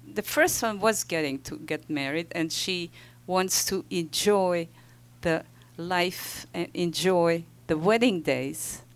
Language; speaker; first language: English; non-native, fluent; Ladino